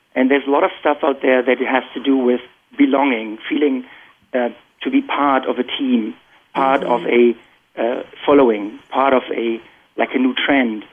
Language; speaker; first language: English; non-native, fluent; German